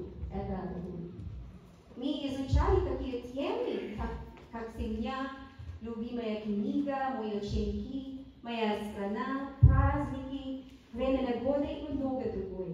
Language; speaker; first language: Russian; non-native, learner; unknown